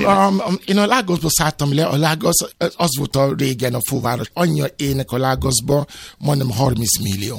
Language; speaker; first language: Hungarian; non-native, fluent; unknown